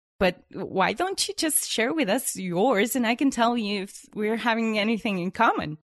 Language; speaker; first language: English; non-native, fluent; Bulgarian